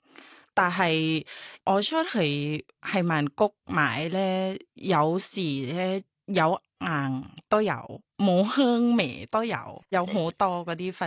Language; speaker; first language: Cantonese; non-native, fluent; Thai